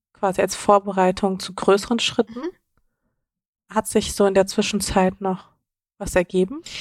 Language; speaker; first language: German; native; German